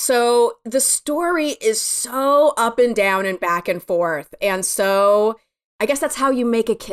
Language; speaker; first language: English; native; English